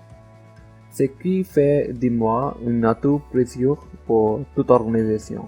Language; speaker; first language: French; non-native, learner; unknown